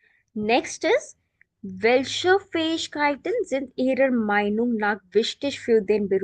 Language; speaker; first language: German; non-native, learner; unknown